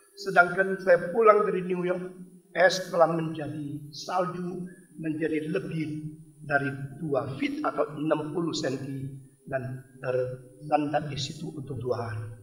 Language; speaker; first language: Indonesian; non-native, fluent; Chinese